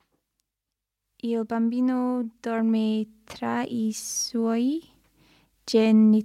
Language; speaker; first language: Italian; non-native, learner; English